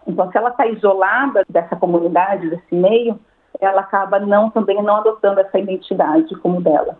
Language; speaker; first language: Portuguese; native; Portuguese